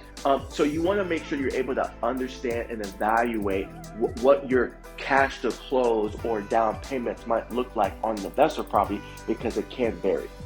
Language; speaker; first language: English; native; English